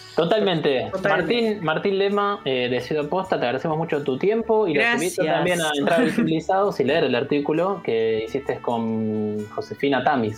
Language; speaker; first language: Spanish; native; Spanish